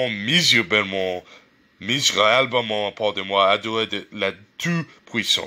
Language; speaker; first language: French; non-native, learner; English